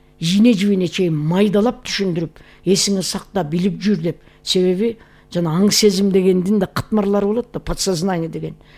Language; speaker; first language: Kyrgyz; native; Kyrgyz